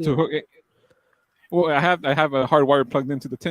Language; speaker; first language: English; native; English